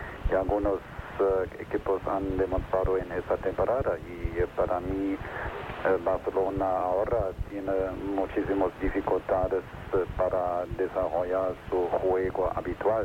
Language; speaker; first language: Spanish; non-native, fluent; German